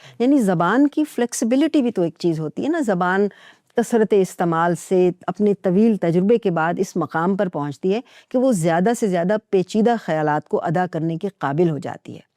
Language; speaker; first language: Urdu; non-native, local second language; Punjabi